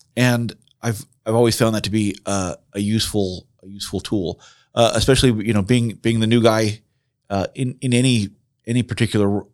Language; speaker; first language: English; native; English